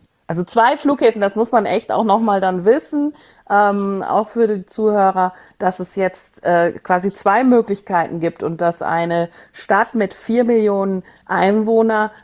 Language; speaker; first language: German; native; German